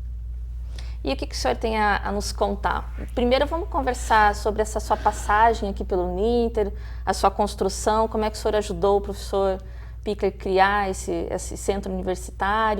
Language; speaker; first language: Portuguese; native; Portuguese